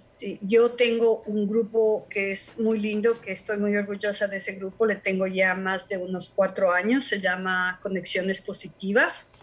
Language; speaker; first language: Spanish; native; Spanish